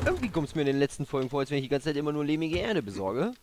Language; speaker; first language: German; native; German